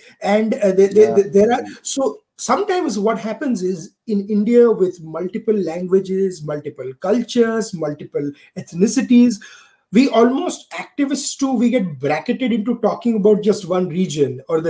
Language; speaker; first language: English; non-native, local second language; Gujarati